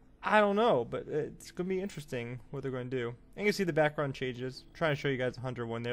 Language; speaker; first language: English; native; English